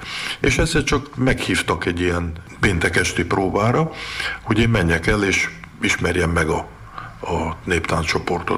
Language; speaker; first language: Hungarian; early bilingual, heritage; Hungarian